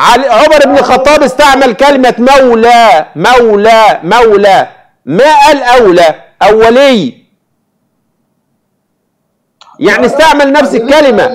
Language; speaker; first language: Arabic; native; Arabic